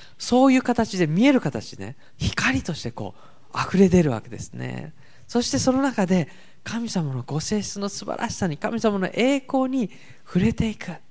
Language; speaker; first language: Japanese; native; Japanese